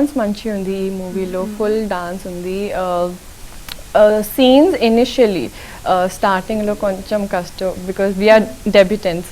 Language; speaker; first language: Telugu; non-native, local second language; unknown